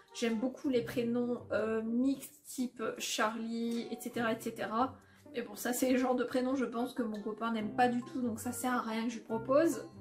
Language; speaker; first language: French; early bilingual, other home language; Polish